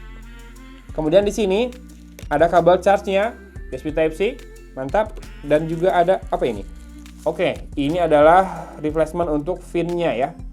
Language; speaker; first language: Indonesian; native; Indonesian